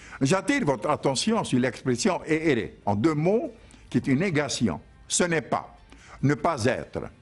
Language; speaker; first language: French; native; French